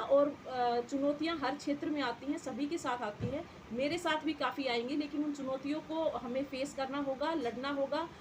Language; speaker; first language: Hindi; native; Hindi